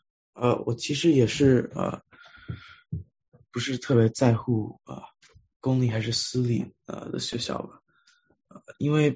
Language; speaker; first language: Chinese; early bilingual, heritage; Chinese